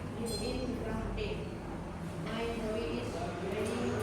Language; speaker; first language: English; non-native, learner; Indonesian